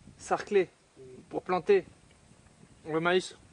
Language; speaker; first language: French; native; French